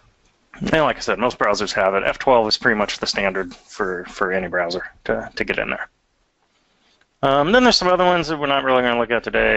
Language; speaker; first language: English; native; English